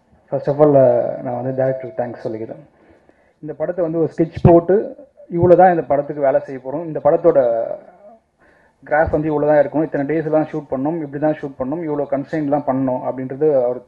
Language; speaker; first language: Tamil; native; Tamil